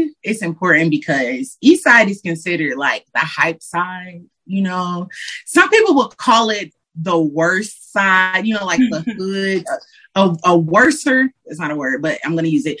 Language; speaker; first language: English; native; English